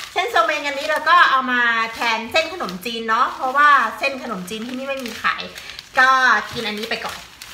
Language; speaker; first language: Thai; native; Thai